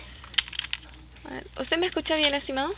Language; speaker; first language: Spanish; native; Spanish